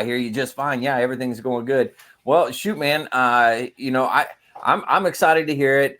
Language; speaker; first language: English; native; English